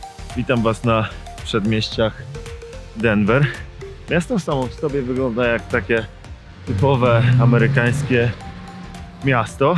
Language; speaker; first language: Polish; native; Polish